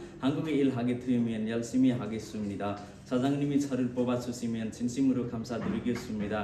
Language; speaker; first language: Korean; non-native, learner; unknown